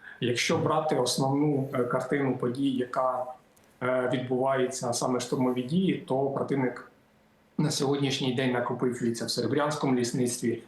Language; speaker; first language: Ukrainian; native; Ukrainian